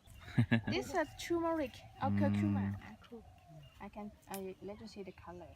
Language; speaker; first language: English; non-native, learner; Thai